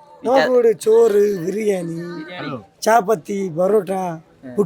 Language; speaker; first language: Malayalam; non-native, learner; Tamil